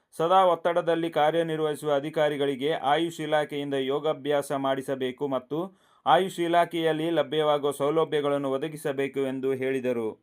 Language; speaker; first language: Kannada; non-native, local second language; Kodava